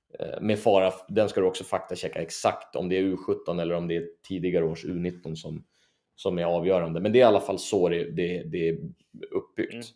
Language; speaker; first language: Swedish; native; Swedish